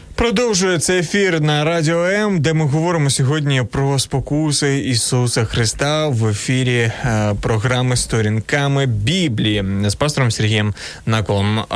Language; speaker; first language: Ukrainian; native; Ukrainian